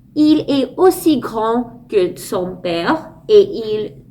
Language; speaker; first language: French; non-native, learner; English